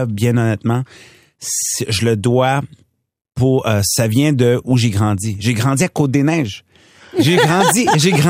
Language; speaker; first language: French; non-native, local second language; Punjabi